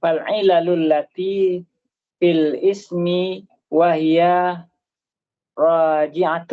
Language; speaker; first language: Arabic; non-native, learner; Indonesian